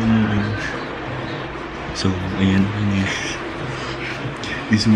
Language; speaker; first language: Filipino; native; Filipino